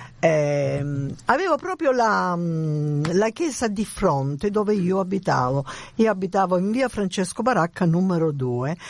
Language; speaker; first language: Italian; native; Italian